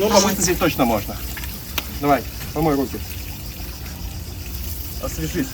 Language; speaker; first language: Russian; native; Russian